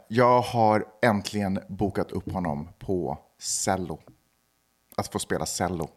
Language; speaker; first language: Swedish; native; Swedish